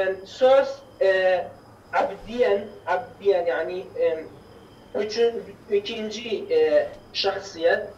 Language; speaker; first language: Turkish; non-native, learner; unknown